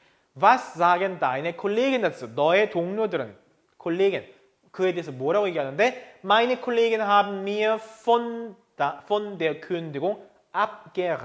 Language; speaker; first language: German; non-native, fluent; Korean